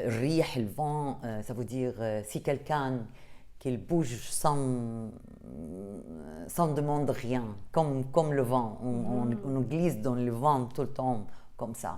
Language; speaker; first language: French; non-native, fluent; Arabic